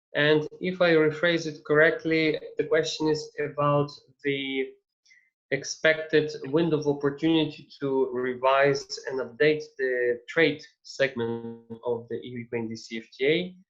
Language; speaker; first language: English; non-native, fluent; Ukrainian